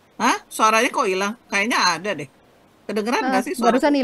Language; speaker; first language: Indonesian; native; Indonesian